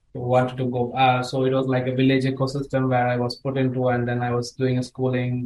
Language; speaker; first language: English; non-native, local second language; Tamil